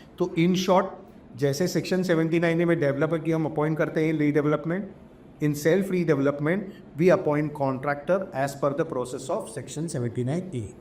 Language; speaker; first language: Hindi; non-native, local second language; Marathi